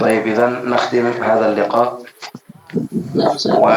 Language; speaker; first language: Arabic; non-native, fluent; Indonesian